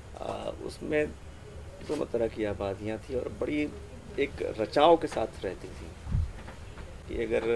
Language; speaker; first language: Hindi; native; Hindi